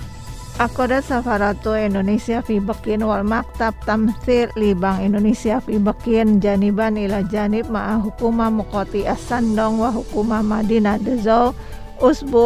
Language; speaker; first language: Arabic; non-native, fluent; Indonesian